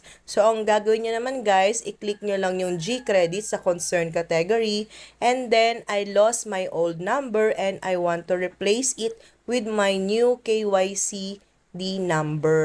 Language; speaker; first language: Filipino; native; Filipino